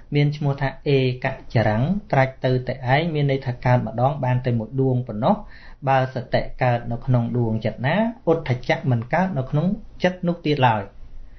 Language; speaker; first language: Khmer; native; Khmer